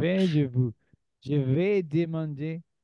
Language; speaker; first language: French; non-native, learner; Spanish